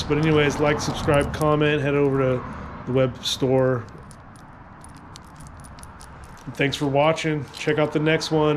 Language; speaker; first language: English; native; English